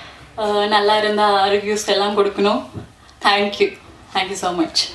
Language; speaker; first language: Tamil; non-native, fluent; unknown